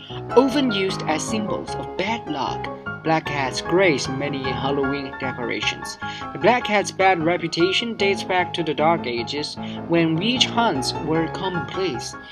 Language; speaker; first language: English; non-native, fluent; Chinese